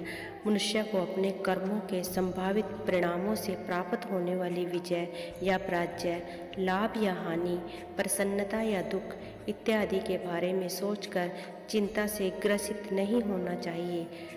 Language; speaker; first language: Hindi; native; Hindi